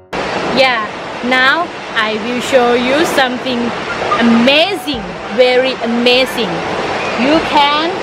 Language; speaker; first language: English; non-native, learner; Thai